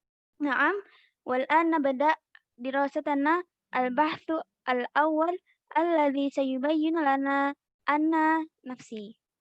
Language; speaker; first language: Arabic; non-native, learner; Indonesian